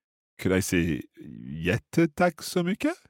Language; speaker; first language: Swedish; non-native, learner; English